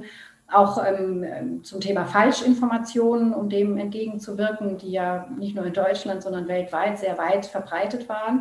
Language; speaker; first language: German; native; German